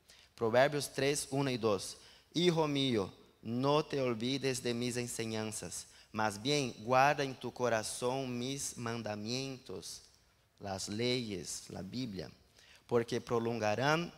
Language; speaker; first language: Spanish; non-native, learner; Portuguese